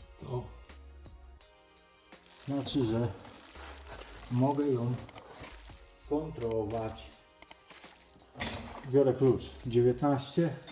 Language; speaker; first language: Polish; native; Polish